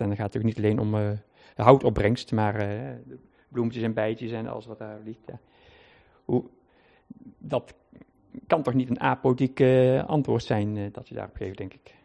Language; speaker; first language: Dutch; native; Dutch